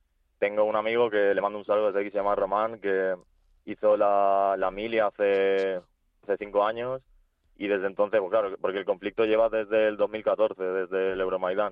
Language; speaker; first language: Spanish; early bilingual, other home language; Ukrainian